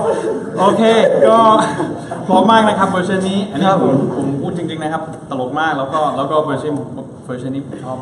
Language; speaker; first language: Thai; early bilingual, other home language; Spanish